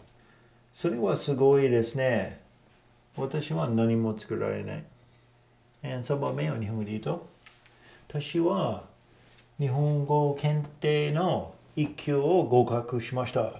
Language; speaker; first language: Japanese; non-native, learner; English